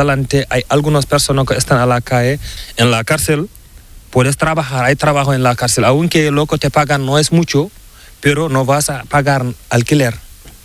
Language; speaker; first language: Spanish; non-native, learner; Fula